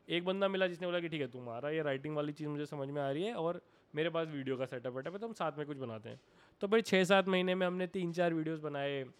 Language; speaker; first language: Hindi; native; Hindi